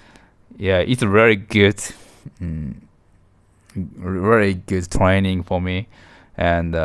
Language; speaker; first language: English; non-native, learner; Japanese